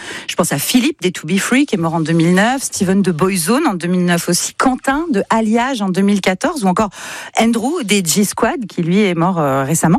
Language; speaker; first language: French; native; French